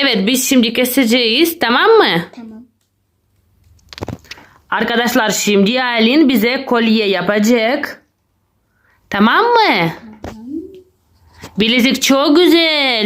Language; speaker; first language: Turkish; non-native, learner; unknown